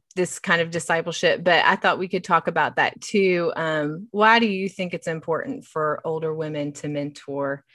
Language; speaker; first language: English; native; English